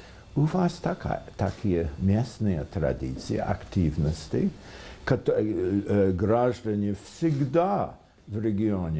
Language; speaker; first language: Russian; non-native, fluent; English